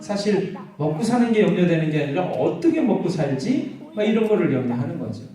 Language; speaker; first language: Korean; native; Korean